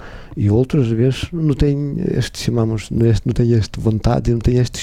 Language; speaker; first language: Portuguese; non-native, learner; Ukrainian